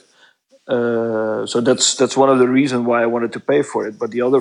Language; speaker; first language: English; non-native, fluent; Dutch